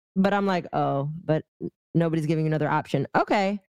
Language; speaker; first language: English; early bilingual, other home language; Arabic